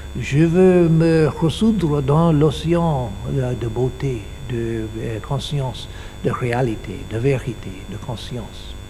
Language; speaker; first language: French; non-native, learner; English